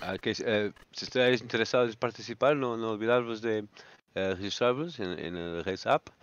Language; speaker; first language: Spanish; native; Spanish